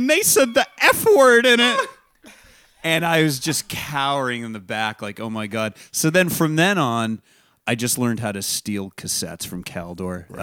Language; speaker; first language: English; native; English